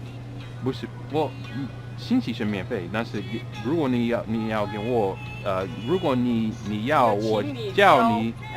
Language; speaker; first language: Chinese; non-native, fluent; English